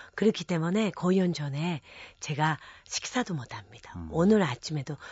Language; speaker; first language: Korean; non-native, fluent; Japanese